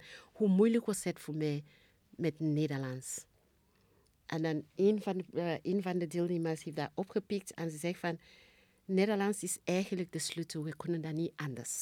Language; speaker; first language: Dutch; non-native, fluent; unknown